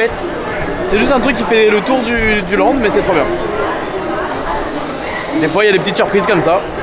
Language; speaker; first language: French; native; French